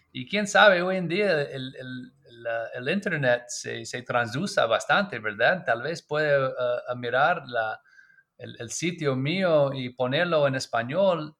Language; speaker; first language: Spanish; non-native, learner; English